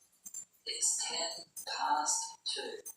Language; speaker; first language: English; non-native, learner; Indonesian